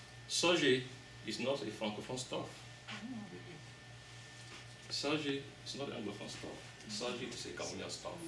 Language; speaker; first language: English; non-native, local second language; French